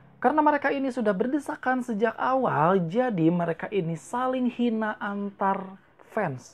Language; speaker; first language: Indonesian; native; Indonesian